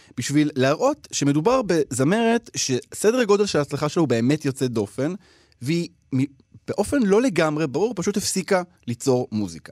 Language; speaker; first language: Hebrew; native; Hebrew